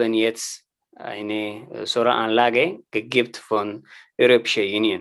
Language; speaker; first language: German; non-native, learner; Tigrinya